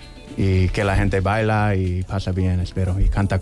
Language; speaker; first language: Spanish; non-native, learner; English